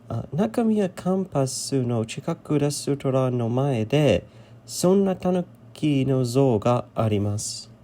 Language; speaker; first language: Japanese; non-native, learner; English